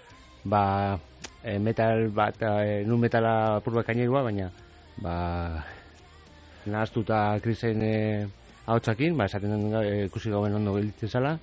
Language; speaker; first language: Basque; native; Basque